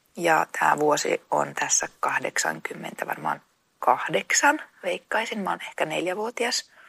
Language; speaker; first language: Finnish; native; Finnish